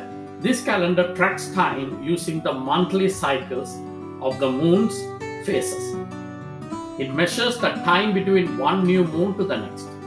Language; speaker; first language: English; non-native, local second language; Tamil